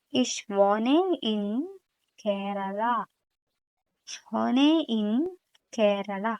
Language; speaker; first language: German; non-native, learner; Malayalam